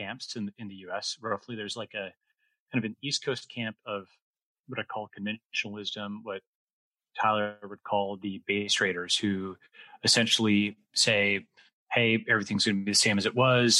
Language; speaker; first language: English; native; English